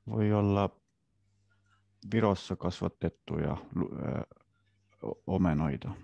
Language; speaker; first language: Finnish; non-native, learner; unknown